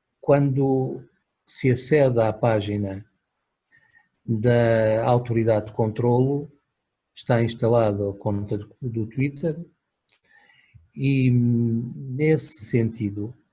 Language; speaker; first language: Portuguese; native; Portuguese